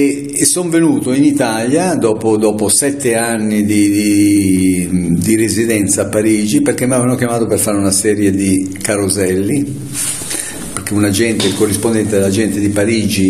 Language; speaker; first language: Italian; native; Italian